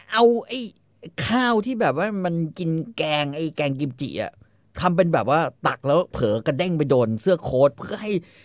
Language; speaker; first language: Thai; native; Thai